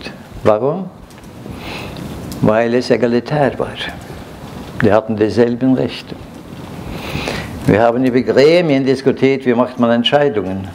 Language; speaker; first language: German; non-native, fluent; Norwegian